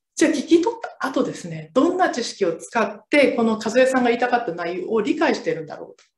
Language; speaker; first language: Japanese; native; Japanese